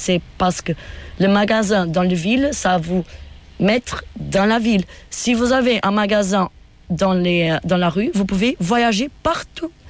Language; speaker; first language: French; non-native, fluent; Portuguese